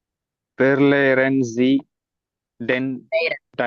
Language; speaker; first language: German; non-native, learner; Tamil